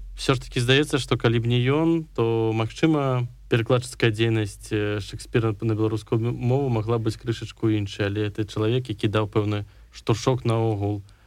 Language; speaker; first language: Belarusian; non-native, local second language; Russian